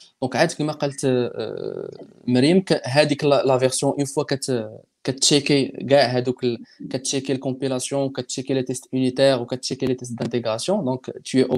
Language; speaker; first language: French; non-native, local second language; Arabic